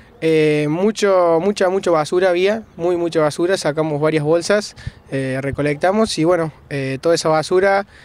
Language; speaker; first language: Spanish; native; Spanish